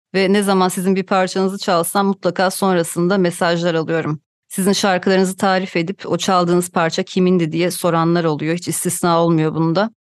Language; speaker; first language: Turkish; native; Turkish